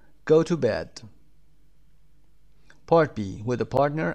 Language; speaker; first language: English; non-native, fluent; Persian